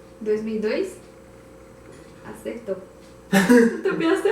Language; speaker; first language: Portuguese; native; Portuguese